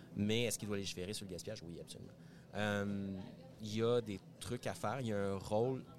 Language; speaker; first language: French; native; French